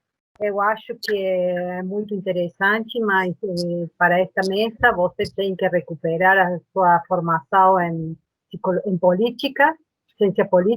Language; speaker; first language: Portuguese; non-native, learner; Spanish